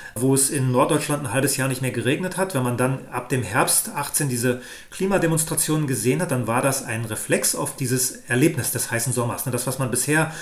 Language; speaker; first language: German; native; German